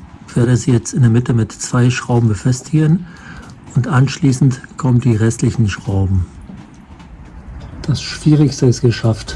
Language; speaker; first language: German; native; German